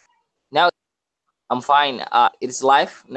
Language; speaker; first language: English; non-native, learner; Somali